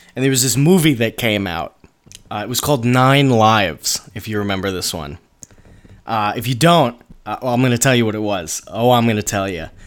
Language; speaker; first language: English; native; English